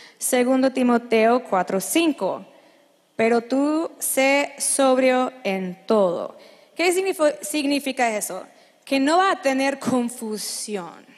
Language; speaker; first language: Spanish; non-native, fluent; English